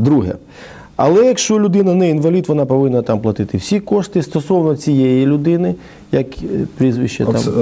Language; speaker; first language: Ukrainian; native; Ukrainian